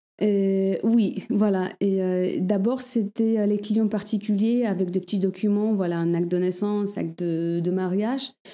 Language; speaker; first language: French; non-native, fluent; Polish